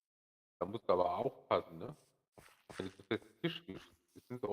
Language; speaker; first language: German; native; German